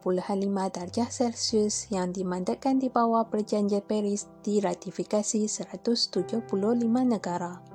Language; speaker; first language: Malay; native; Malay